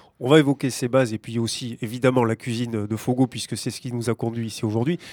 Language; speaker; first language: French; native; French